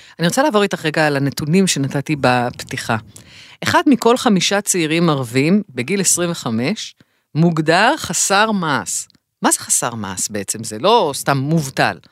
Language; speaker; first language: Hebrew; native; Hebrew